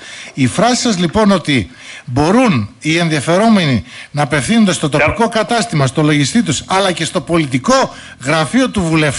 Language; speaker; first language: Greek; native; Greek